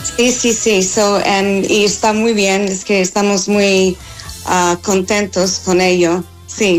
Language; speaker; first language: Spanish; non-native, learner; English